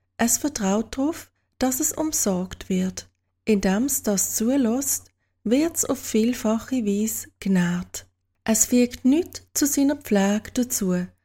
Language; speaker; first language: German; native; German